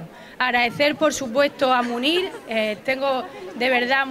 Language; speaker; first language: Spanish; native; Spanish